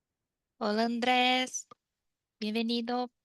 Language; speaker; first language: Spanish; non-native, fluent; Portuguese